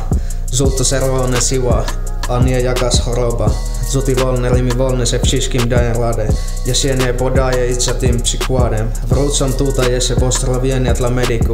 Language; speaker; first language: Polish; non-native, learner; Finnish